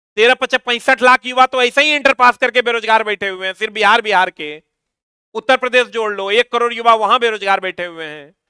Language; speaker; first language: Hindi; native; Hindi